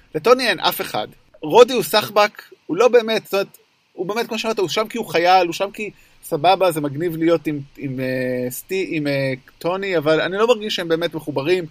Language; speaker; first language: Hebrew; native; Hebrew